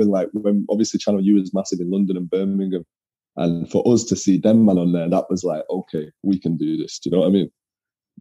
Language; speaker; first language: English; native; English